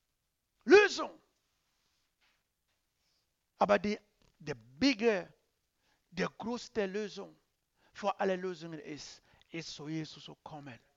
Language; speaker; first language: German; non-native, learner; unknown